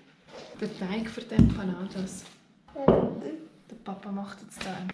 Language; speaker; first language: German; native; German